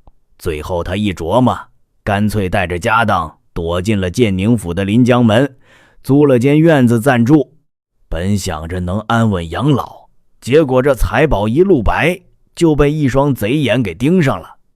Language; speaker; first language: Chinese; native; Chinese